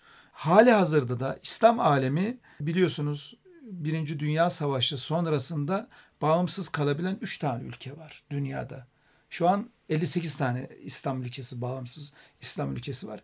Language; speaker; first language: Turkish; native; Turkish